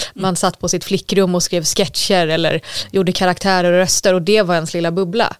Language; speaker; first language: Swedish; native; Swedish